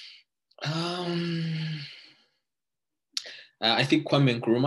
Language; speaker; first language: English; non-native, local second language; Ganda